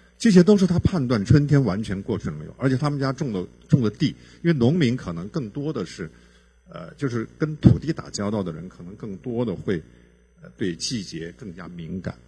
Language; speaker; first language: Chinese; native; Chinese